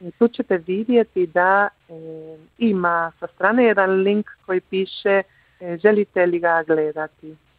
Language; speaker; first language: Croatian; early bilingual, heritage; Croatian